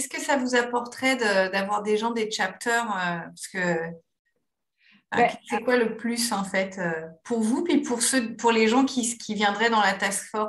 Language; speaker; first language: French; native; French